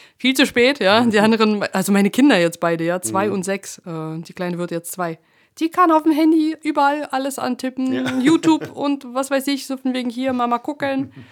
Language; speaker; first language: German; early bilingual, other home language; Russian